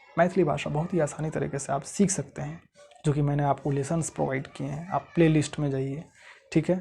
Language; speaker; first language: Hindi; non-native, local second language; Maithili